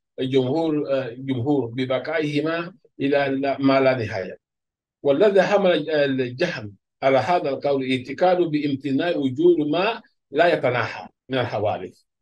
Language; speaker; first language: Arabic; non-native, fluent; Urdu